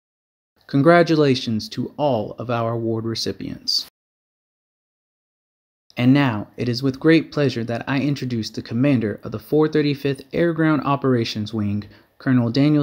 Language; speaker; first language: English; native; English